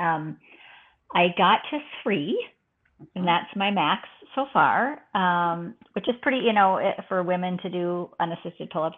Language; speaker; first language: English; native; English